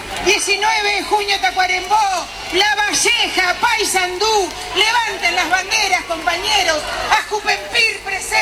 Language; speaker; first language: Spanish; native; Spanish